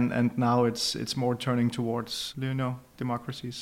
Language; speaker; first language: English; non-native, fluent; Danish